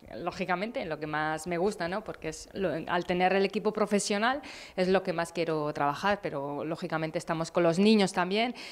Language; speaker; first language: Spanish; native; Spanish